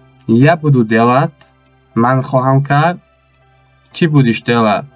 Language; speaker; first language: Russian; non-native, fluent; Tajik